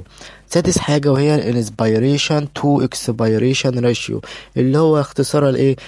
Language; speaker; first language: Arabic; native; Arabic